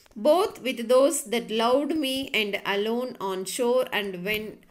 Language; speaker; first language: English; non-native, local second language; Tamil